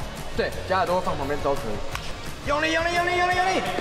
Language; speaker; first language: Chinese; native; Chinese